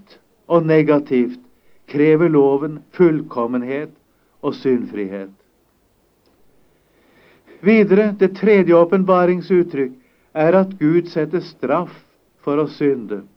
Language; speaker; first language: Norwegian; native; Norwegian